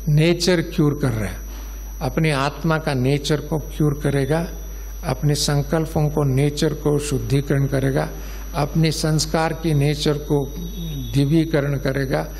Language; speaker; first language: Hindi; non-native, local second language; Kannada